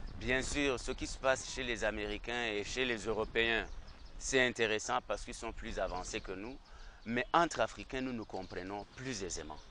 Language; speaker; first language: French; non-native, local second language; Rundi